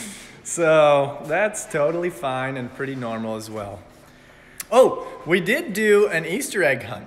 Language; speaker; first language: English; native; English